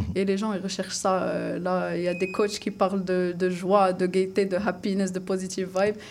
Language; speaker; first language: French; non-native, local second language; Arabic